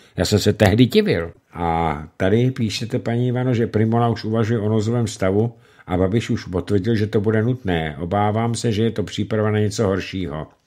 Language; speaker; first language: Czech; native; Czech